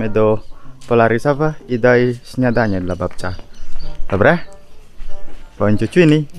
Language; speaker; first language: Polish; non-native, learner; Balinese